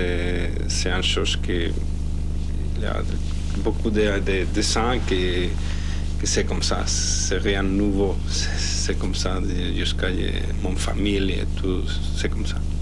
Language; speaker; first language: French; non-native, learner; Spanish